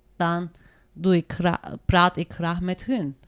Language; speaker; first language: Dutch; non-native, learner; Turkish